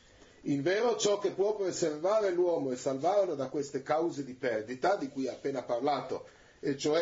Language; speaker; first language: Italian; native; Italian